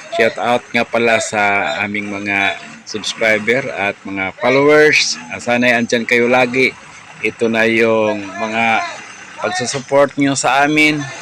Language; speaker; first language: Filipino; non-native, local second language; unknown